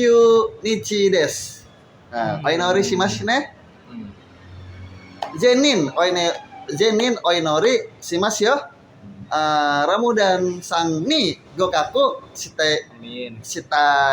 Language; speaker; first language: Japanese; non-native, learner; Indonesian